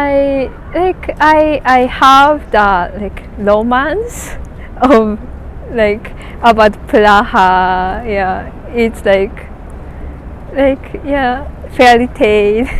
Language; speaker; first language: English; non-native, learner; Japanese